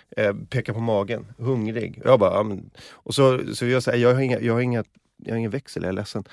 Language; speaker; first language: Swedish; native; Swedish